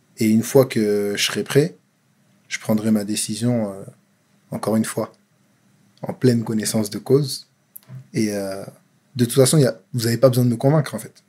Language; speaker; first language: French; native; French